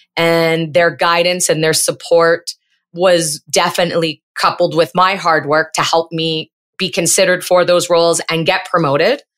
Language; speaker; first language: English; native; English